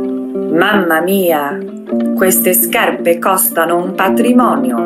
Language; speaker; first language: Italian; non-native, fluent; English